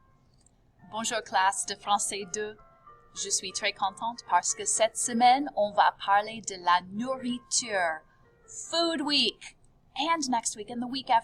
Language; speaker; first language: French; non-native, fluent; English